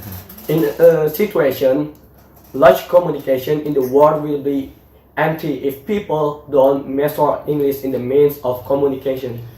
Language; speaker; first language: English; non-native, learner; Indonesian